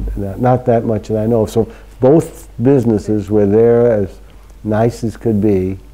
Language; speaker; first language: English; early bilingual, other home language; German